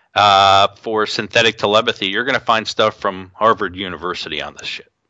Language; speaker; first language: English; native; English